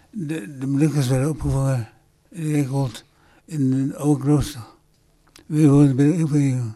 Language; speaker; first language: Dutch; early bilingual, other home language; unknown